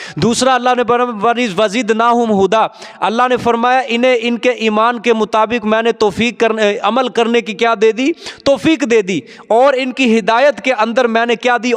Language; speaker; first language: Urdu; non-native, local second language; Punjabi